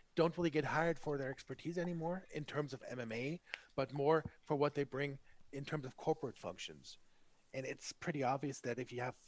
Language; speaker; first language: English; non-native, fluent; German